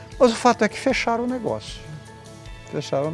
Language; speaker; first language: Portuguese; native; Portuguese